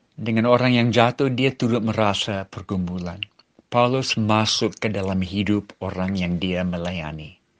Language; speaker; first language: Malay; non-native, fluent; English